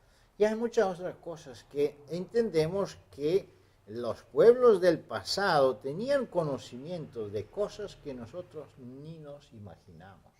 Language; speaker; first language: Spanish; non-native, fluent; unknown